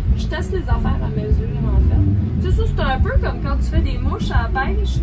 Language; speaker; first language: French; native; French